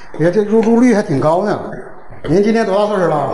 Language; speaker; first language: Chinese; native; Chinese